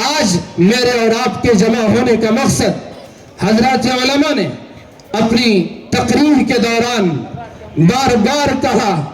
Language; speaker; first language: Urdu; native; Urdu